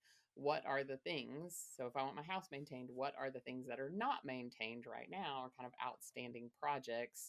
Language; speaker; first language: English; native; English